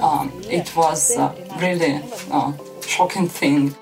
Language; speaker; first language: English; non-native, learner; Russian